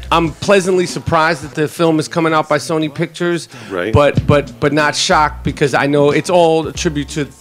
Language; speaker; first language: English; native; English